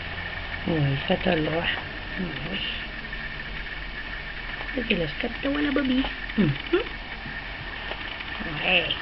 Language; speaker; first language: French; native; French